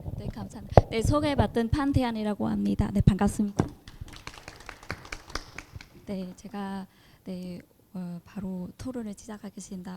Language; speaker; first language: Korean; non-native, fluent; Vietnamese